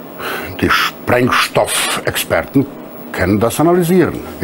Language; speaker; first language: German; non-native, fluent; Croatian